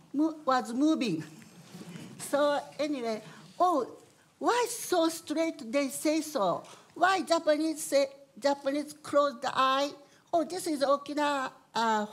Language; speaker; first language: English; non-native, learner; Japanese